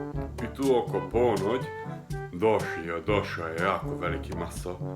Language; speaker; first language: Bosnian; non-native, local second language; Hungarian